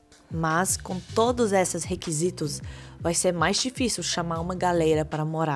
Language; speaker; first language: Portuguese; non-native, fluent; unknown